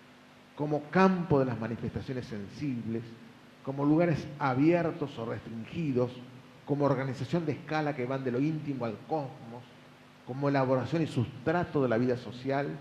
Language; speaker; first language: Spanish; native; Spanish